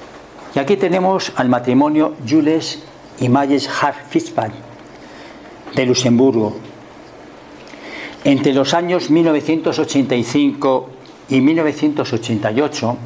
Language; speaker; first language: Spanish; native; Spanish